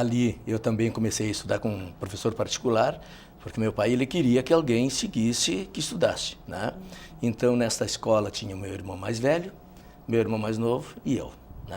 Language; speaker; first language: Portuguese; native; Portuguese